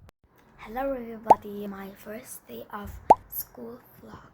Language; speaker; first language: English; non-native, learner; Mongolian